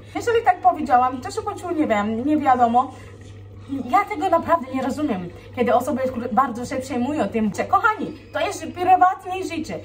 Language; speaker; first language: Polish; non-native, fluent; Swahili